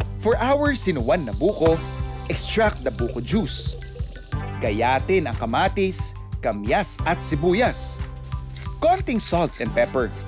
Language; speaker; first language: Filipino; native; Filipino